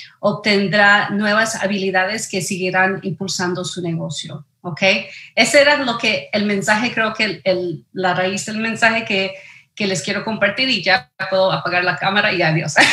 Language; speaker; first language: Spanish; early bilingual, heritage; Spanish